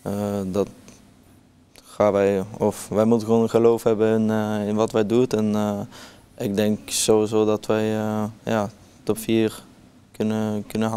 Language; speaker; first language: Dutch; non-native, learner; Norwegian